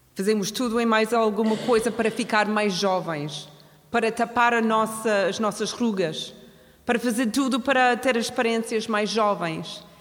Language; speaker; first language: Portuguese; non-native, fluent; English